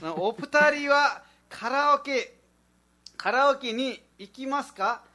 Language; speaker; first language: Japanese; non-native, fluent; Nepali